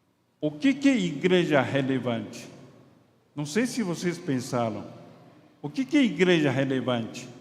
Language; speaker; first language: Portuguese; non-native, fluent; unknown